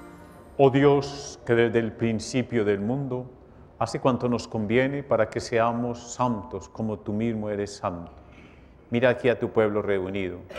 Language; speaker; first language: Spanish; native; Spanish